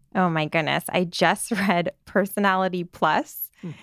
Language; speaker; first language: English; native; English